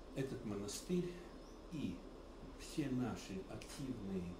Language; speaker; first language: Russian; early bilingual, heritage; Russian